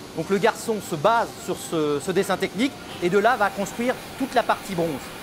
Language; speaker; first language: French; native; French